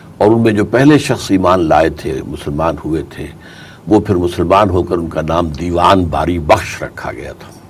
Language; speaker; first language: Urdu; native; Urdu